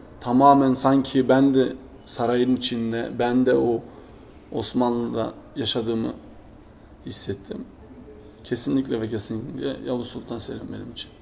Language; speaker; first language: Turkish; early bilingual, heritage; Turkish